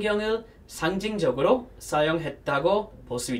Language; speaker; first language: Korean; non-native, fluent; English